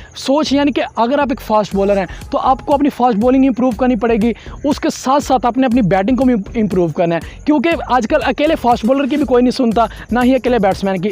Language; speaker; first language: Urdu; non-native, local second language; Punjabi